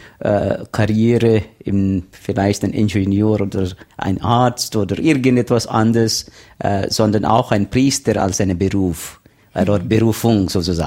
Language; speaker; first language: German; non-native, learner; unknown